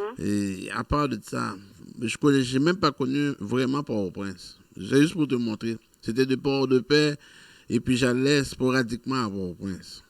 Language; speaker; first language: French; non-native, local second language; Haitian Creole